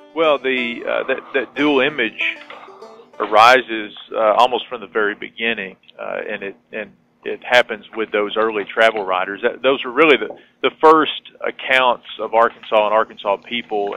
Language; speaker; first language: English; native; English